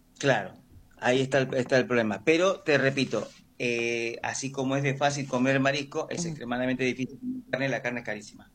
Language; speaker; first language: Spanish; native; Spanish